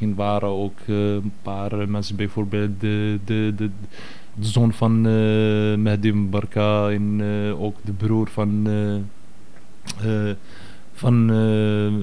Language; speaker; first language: Dutch; non-native, fluent; Arabic